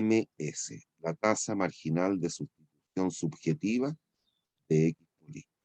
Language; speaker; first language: Spanish; native; Spanish